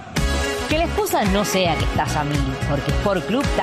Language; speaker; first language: Spanish; native; Spanish